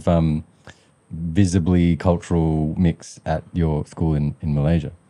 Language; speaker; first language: English; early bilingual, other home language; Sinhala